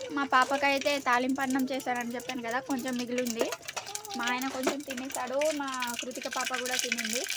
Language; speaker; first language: Telugu; non-native, local second language; Marathi